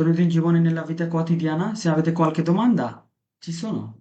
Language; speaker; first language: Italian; non-native, fluent; Bangla